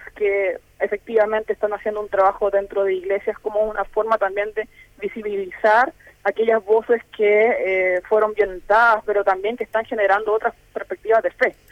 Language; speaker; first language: Spanish; native; Spanish